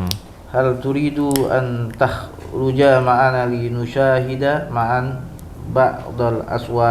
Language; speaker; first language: Arabic; non-native, learner; Indonesian